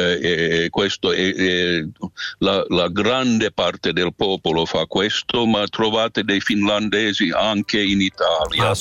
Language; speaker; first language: Italian; non-native, fluent; Finnish